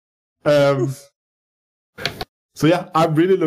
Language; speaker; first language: English; non-native, fluent; Danish